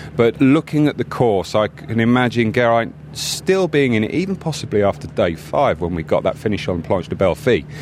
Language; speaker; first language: English; native; English